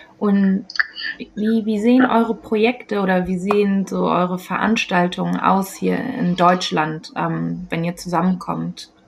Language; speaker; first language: German; native; German